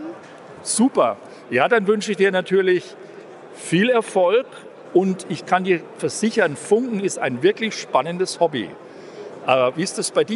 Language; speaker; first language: German; native; German